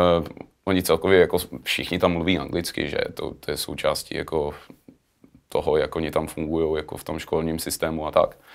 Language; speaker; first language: Czech; early bilingual, heritage; Czech